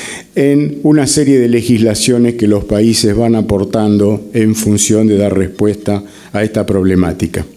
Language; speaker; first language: Spanish; native; Spanish